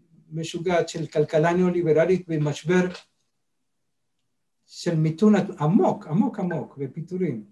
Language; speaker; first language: Hebrew; non-native, fluent; Spanish